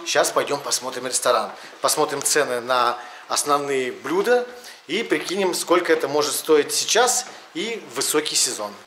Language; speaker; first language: Russian; native; Russian